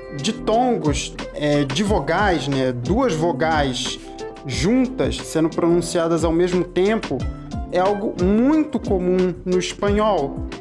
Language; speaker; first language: Portuguese; native; Portuguese